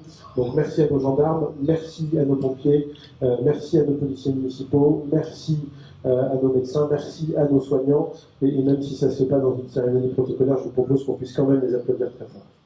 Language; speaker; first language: French; native; French